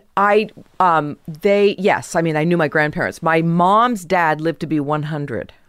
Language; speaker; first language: English; native; English